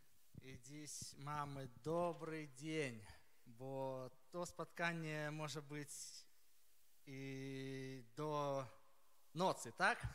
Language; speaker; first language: Polish; non-native, learner; Ukrainian